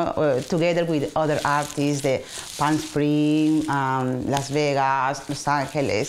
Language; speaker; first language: English; non-native, learner; Spanish